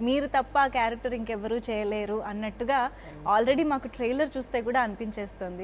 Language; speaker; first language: Telugu; native; Telugu